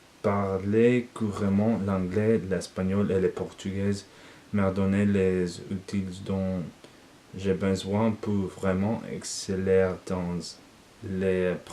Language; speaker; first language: French; non-native, learner; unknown